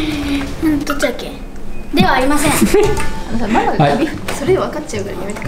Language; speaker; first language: Japanese; native; Japanese